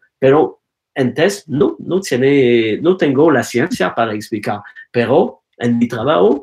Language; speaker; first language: Spanish; non-native, learner; French